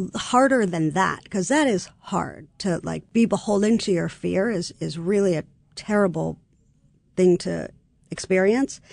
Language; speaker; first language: English; native; English